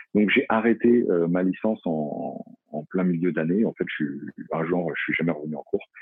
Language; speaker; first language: French; native; French